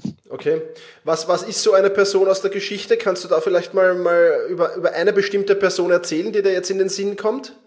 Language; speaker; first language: German; native; German